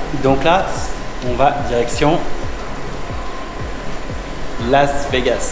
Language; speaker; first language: French; native; French